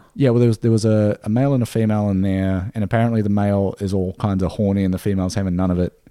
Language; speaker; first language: English; native; English